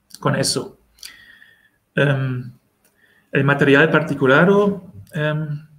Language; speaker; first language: Spanish; non-native, learner; German